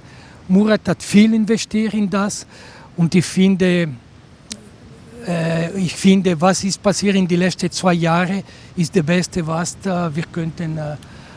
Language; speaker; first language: German; non-native, local second language; Italian